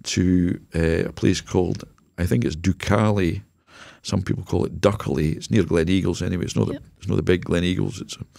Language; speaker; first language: English; native; English